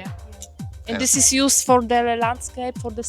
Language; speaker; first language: English; non-native, learner; Polish